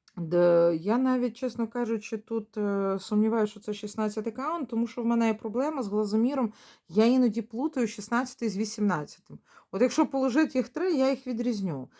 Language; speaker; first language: Ukrainian; non-native, local second language; Russian